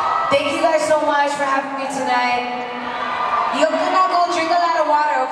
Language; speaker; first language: English; early bilingual, other home language; Korean